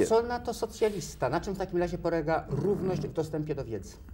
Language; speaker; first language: Polish; native; Polish